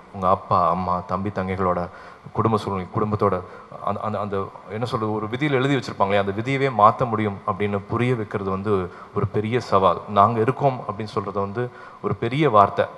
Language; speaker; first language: Tamil; native; Tamil